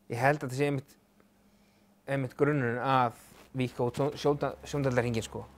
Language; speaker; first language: Icelandic; native; Icelandic